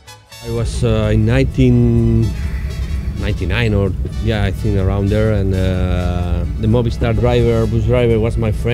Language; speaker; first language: English; non-native, learner; Spanish